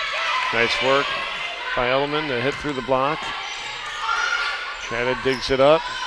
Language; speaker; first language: English; native; English